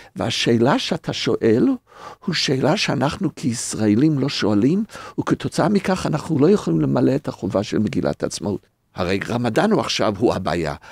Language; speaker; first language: Hebrew; non-native, fluent; English